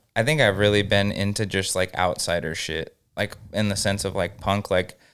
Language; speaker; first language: English; native; English